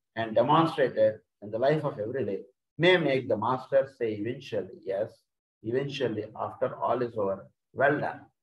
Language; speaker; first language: English; non-native, local second language; Telugu